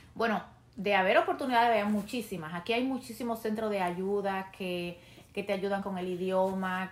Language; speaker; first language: Spanish; native; Spanish